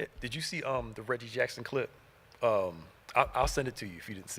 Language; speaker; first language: English; native; English